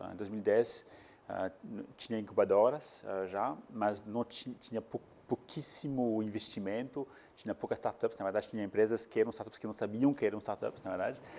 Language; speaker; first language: Portuguese; non-native, fluent; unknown